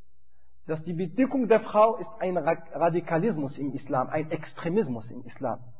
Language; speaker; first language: German; non-native, fluent; Arabic